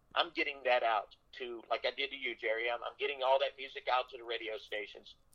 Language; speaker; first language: English; native; English